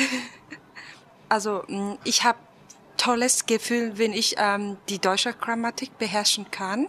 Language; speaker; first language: German; non-native, fluent; Vietnamese